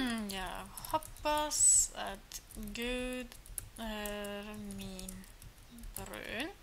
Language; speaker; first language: Swedish; non-native, learner; German